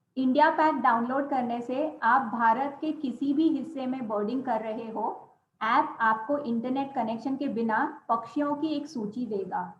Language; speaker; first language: Hindi; non-native, local second language; Gujarati